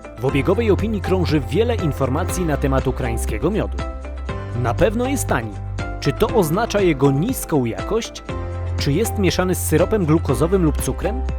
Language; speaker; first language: Polish; native; Polish